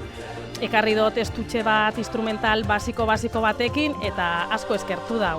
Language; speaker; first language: Basque; native; Basque